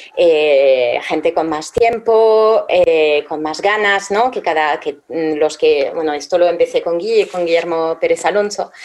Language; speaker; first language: Spanish; non-native, fluent; French